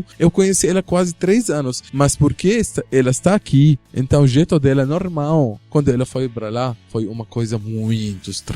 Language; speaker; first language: Portuguese; non-native, learner; Arabic